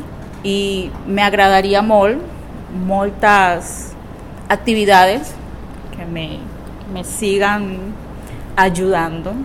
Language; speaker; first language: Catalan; non-native, learner; Spanish